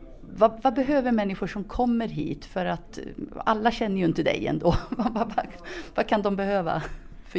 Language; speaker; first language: Swedish; native; Swedish